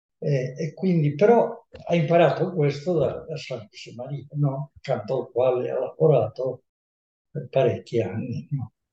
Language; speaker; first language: Italian; non-native, fluent; Catalan